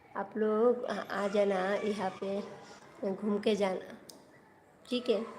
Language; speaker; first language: Hindi; non-native, local second language; Bangla